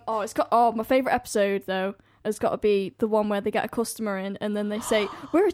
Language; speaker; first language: English; native; English